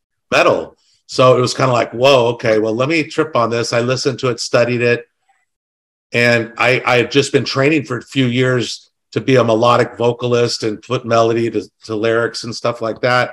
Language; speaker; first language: English; native; English